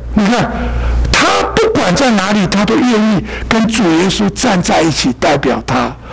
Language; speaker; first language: Chinese; native; Chinese